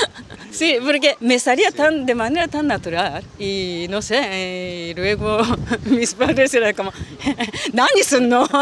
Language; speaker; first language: Spanish; non-native, fluent; Japanese